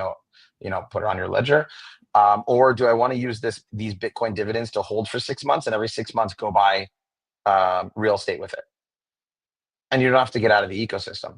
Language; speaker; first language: English; native; English